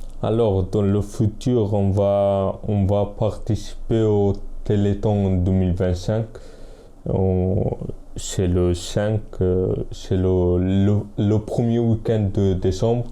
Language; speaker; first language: French; non-native, fluent; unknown